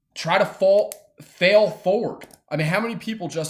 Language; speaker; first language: English; native; English